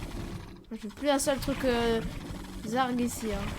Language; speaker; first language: French; native; French